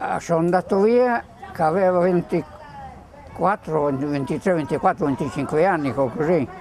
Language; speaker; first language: Italian; native; Italian